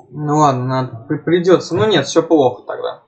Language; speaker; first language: Russian; native; Russian